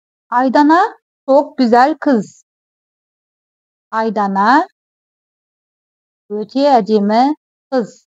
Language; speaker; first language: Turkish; non-native, fluent; Kazakh